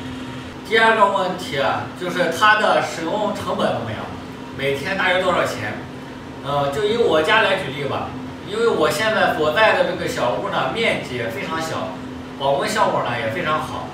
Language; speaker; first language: Chinese; native; Chinese